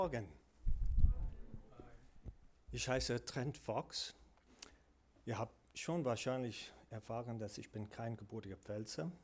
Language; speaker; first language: German; non-native, fluent; English